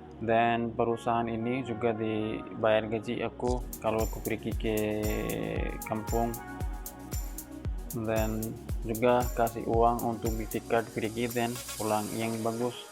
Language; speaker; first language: Indonesian; non-native, learner; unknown